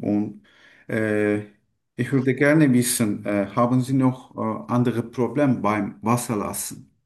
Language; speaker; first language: German; non-native, fluent; Turkish